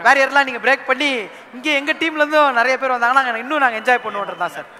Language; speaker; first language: Tamil; native; Tamil